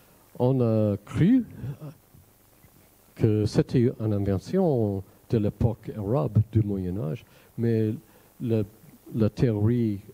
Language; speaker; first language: French; non-native, fluent; English